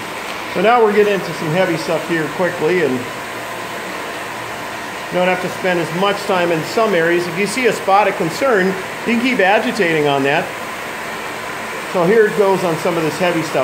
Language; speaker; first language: English; native; English